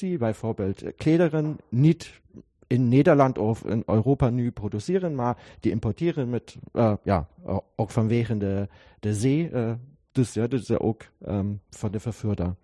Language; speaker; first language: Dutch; non-native, learner; German